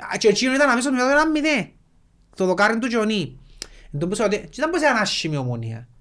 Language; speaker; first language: Greek; native; Greek